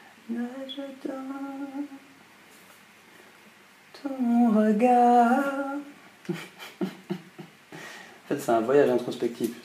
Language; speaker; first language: French; native; French